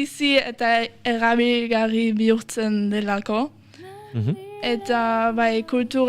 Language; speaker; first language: Basque; early bilingual, heritage; Basque